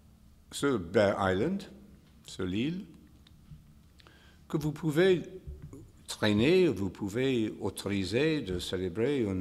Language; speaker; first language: French; non-native, fluent; English